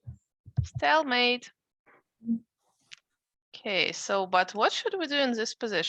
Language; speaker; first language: English; non-native, fluent; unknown